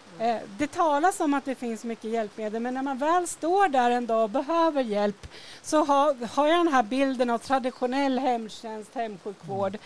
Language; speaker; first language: Swedish; native; Swedish